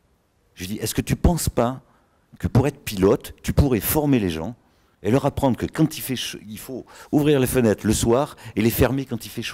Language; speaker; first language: French; native; French